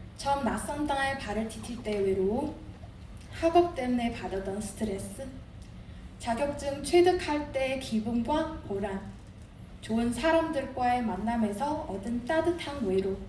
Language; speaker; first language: Korean; non-native, fluent; Chinese